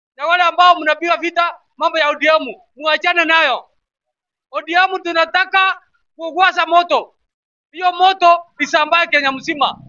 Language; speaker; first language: Swahili; non-native, local second language; Gusii